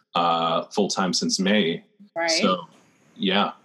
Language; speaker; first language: English; native; English